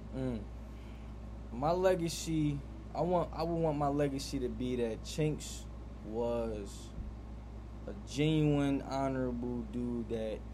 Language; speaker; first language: English; native; English